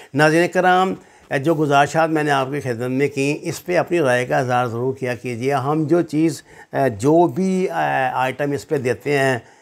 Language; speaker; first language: Urdu; native; Urdu